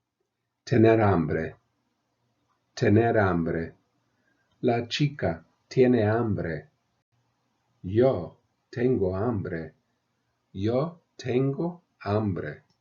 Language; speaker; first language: Spanish; non-native, fluent; English